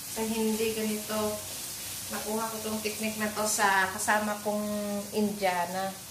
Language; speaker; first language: Filipino; native; Filipino